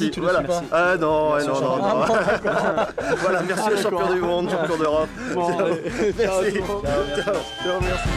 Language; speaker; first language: French; native; French